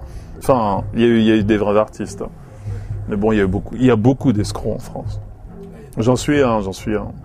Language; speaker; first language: French; native; French